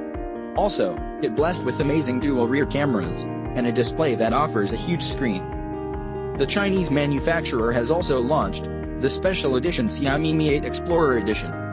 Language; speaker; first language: English; non-native, local second language; Odia